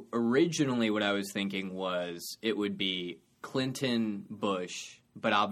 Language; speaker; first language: English; native; English